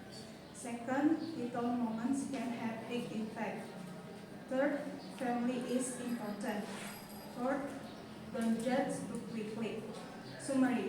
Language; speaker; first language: English; non-native, local second language; Indonesian